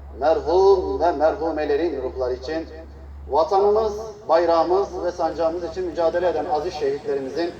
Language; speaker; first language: Turkish; native; Turkish